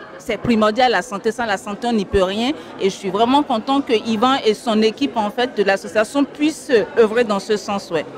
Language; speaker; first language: French; non-native, local second language; Fon